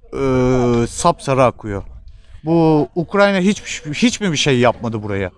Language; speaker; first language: Turkish; native; Turkish